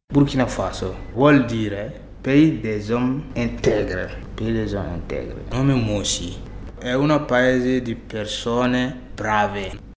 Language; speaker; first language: Italian; non-native, learner; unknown